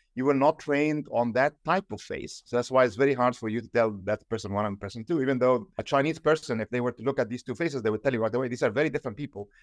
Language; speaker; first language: English; non-native, fluent; Arabic